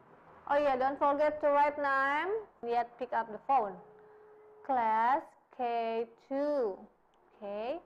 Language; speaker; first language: English; non-native, fluent; Indonesian